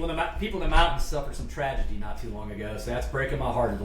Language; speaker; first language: English; native; English